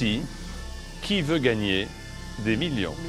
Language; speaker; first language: French; native; French